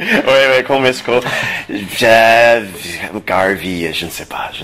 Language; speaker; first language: French; non-native, fluent; English